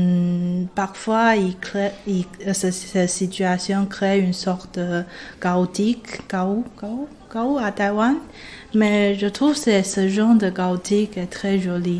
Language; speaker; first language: French; non-native, fluent; Chinese